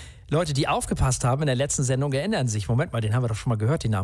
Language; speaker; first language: German; native; German